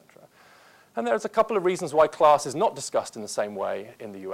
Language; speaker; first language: English; native; English